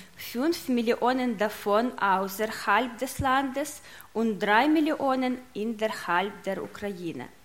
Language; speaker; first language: German; non-native, learner; Russian